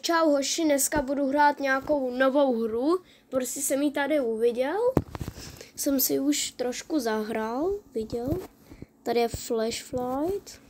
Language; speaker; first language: Czech; early bilingual, other home language; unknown